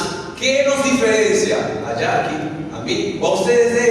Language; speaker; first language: Spanish; native; Spanish